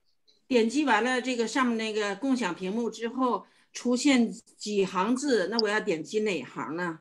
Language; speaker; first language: Chinese; native; Chinese